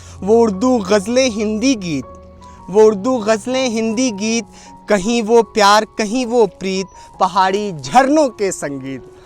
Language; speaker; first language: Hindi; native; Hindi